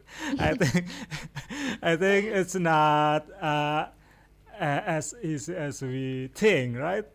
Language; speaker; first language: English; non-native, fluent; Indonesian